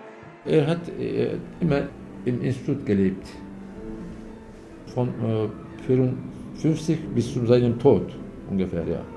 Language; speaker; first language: German; non-native, fluent; Turkish